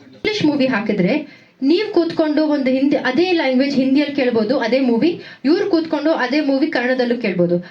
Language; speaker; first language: Kannada; non-native, local second language; Tamil